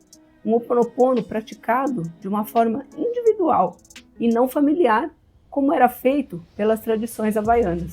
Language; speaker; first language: Portuguese; native; Portuguese